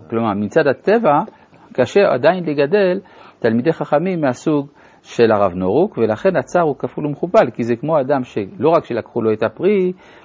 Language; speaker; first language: Hebrew; native; Hebrew